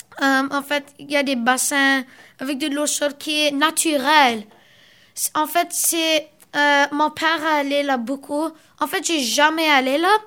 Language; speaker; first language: French; early bilingual, other home language; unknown